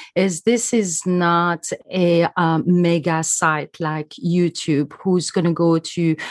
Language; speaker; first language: English; non-native, fluent; French